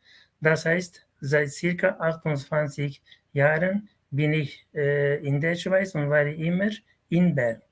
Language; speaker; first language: German; non-native, fluent; Kurdish